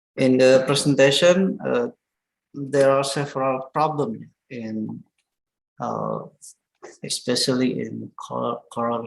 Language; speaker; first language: English; non-native, learner; Indonesian